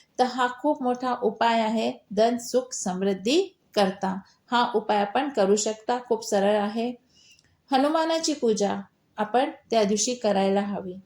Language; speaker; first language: Marathi; non-native, local second language; Hindi